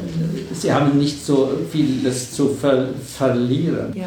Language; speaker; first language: German; non-native, fluent; Swedish